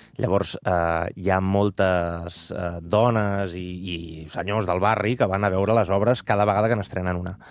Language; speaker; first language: Catalan; native; Catalan